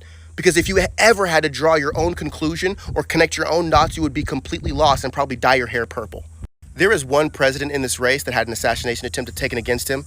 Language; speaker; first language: English; native; English